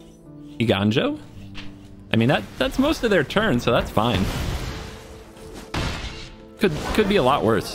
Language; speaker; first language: English; native; English